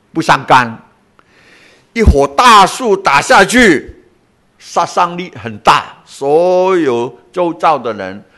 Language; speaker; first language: Chinese; non-native, local second language; Cantonese